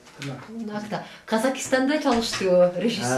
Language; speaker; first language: Turkish; non-native, learner; Chuvash